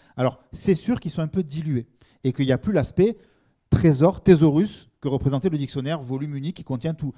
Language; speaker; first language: French; native; French